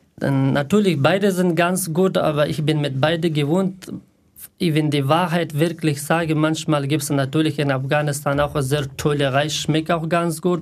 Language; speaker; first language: German; non-native, learner; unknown